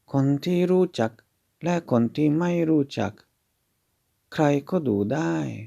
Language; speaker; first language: Thai; non-native, fluent; Hungarian